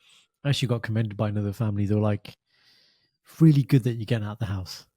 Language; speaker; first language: English; early bilingual, other home language; Punjabi